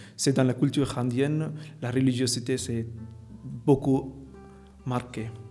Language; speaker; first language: French; non-native, fluent; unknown